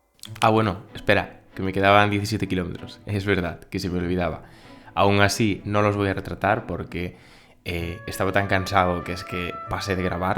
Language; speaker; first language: Spanish; native; Spanish